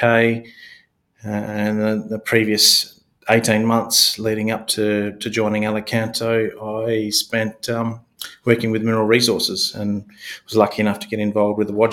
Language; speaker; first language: English; native; English